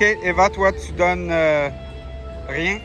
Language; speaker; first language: French; native; French